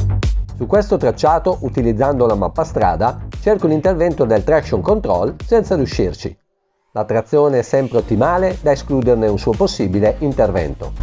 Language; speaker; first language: Italian; native; Italian